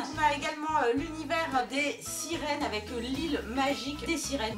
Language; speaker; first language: French; native; French